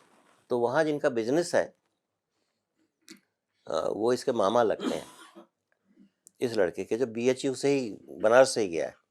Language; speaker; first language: Hindi; native; Hindi